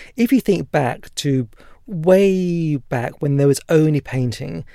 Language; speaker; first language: English; native; English